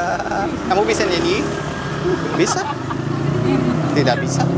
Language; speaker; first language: Indonesian; non-native, fluent; Portuguese